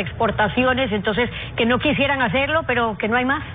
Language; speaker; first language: Spanish; native; Spanish